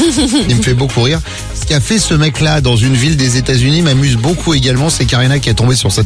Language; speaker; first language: French; native; French